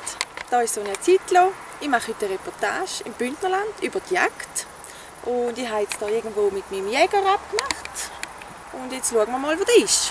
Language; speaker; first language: German; native; German